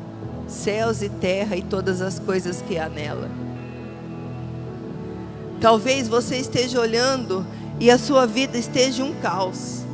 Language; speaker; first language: Portuguese; native; Portuguese